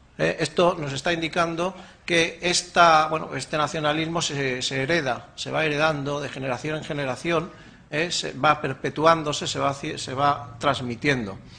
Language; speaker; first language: Spanish; native; Spanish